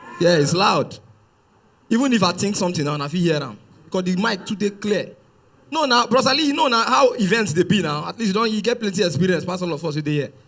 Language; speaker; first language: Nigerian Pidgin; non-native, local second language; Yoruba